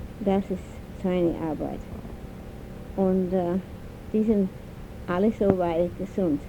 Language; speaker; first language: German; early bilingual, heritage; German